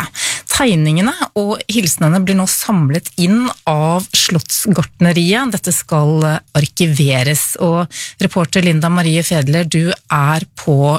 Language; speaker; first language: Norwegian; native; Norwegian